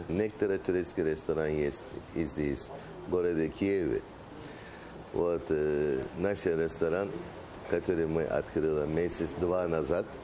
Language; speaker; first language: Russian; non-native, learner; Turkish